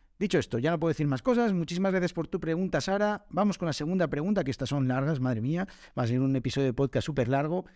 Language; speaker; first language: Spanish; native; Spanish